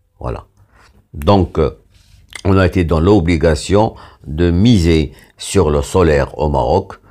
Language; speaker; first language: French; non-native, local second language; Arabic